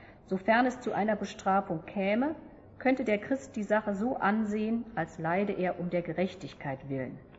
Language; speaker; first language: German; native; German